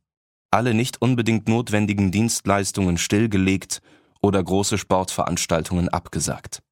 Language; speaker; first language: German; native; German